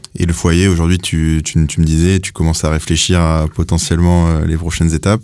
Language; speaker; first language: French; native; French